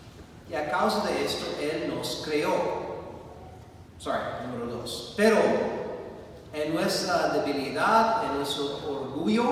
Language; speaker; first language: Spanish; non-native, fluent; English